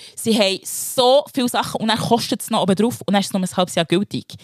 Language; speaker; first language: German; early bilingual, other home language; Lingala